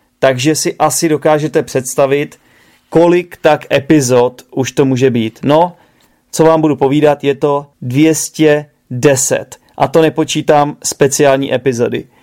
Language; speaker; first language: Czech; native; Czech